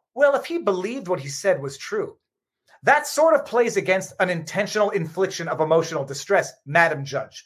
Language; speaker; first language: English; native; English